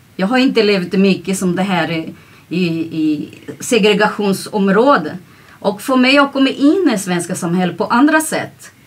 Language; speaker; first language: Swedish; non-native, fluent; Portuguese